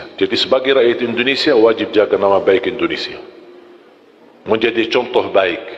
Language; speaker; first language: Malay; non-native, fluent; Arabic